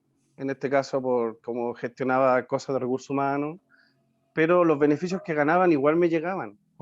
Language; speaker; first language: Spanish; native; Spanish